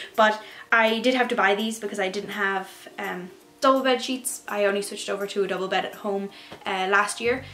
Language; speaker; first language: English; native; English